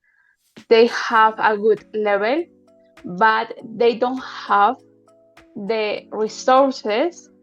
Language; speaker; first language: English; non-native, learner; Spanish